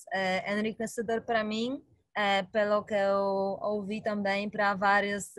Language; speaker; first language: Portuguese; non-native, fluent; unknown